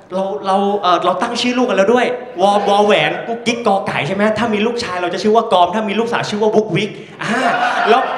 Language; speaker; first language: Thai; native; Thai